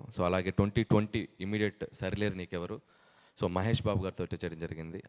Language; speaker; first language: Telugu; native; Telugu